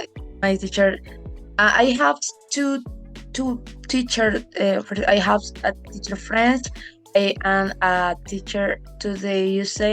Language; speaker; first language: English; non-native, learner; Spanish